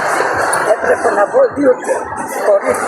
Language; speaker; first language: Greek; non-native, learner; Armenian